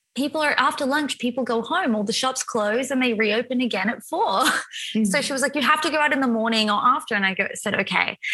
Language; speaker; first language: English; native; English